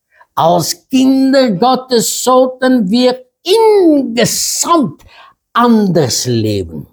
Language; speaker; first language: German; non-native, fluent; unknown